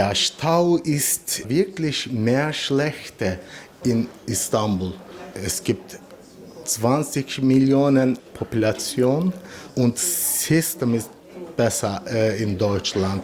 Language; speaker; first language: German; non-native, learner; Turkish